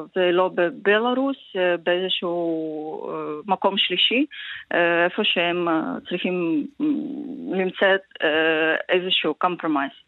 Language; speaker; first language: Hebrew; non-native, learner; Ukrainian